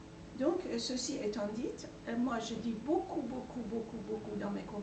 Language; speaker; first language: French; non-native, fluent; Persian